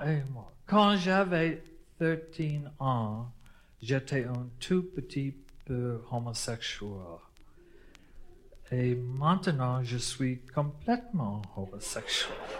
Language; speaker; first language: French; non-native, learner; English